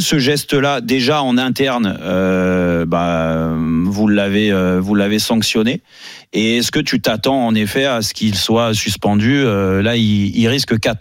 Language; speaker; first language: French; native; French